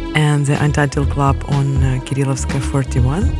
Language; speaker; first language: English; non-native, fluent; Ukrainian